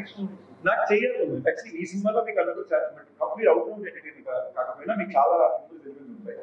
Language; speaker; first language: Telugu; native; Telugu